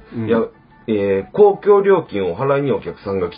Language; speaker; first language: Japanese; native; Japanese